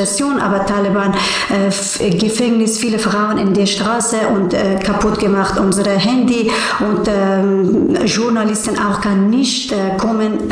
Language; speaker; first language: German; non-native, learner; Persian